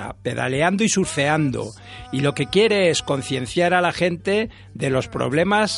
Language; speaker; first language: Spanish; native; Spanish